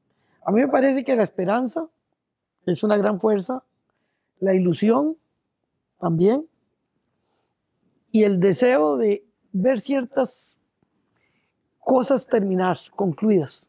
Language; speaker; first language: Spanish; native; Spanish